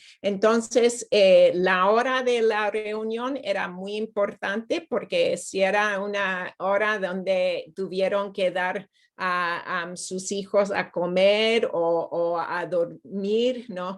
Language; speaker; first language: Spanish; non-native, fluent; English